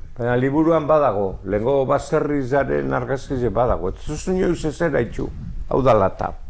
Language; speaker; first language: Basque; native; Basque